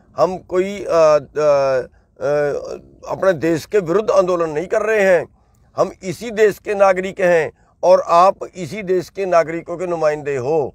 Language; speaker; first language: Hindi; non-native, local second language; Punjabi